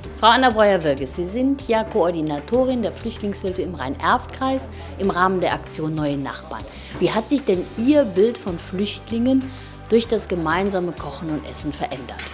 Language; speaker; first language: German; native; German